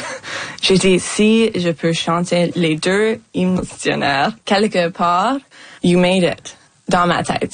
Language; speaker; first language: French; non-native, local second language; English